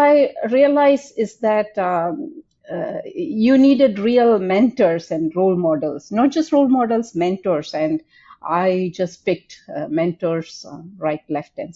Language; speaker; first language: English; non-native, local second language; Tamil